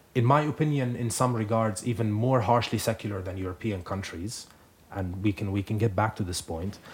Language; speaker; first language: English; non-native, fluent; Arabic